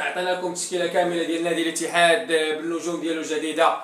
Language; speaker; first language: Arabic; native; Arabic